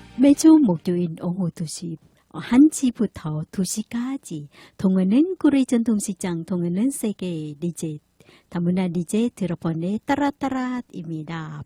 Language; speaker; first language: Korean; non-native, learner; Thai